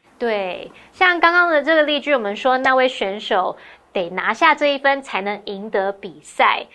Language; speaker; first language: Chinese; native; Chinese